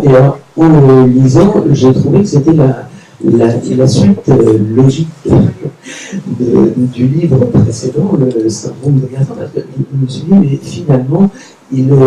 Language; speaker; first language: French; native; French